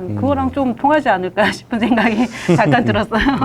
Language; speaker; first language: Korean; native; Korean